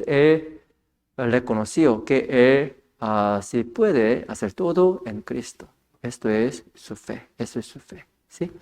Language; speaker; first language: Spanish; non-native, fluent; Korean